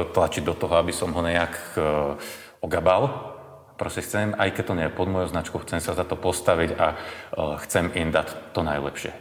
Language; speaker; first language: Slovak; native; Slovak